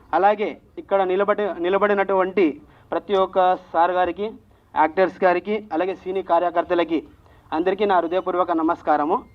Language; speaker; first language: Telugu; non-native, local second language; Lambadi